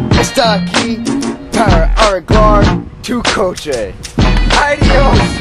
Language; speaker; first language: Spanish; non-native, learner; English